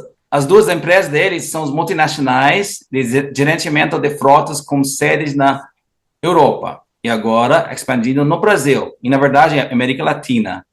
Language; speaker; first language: Portuguese; non-native, fluent; English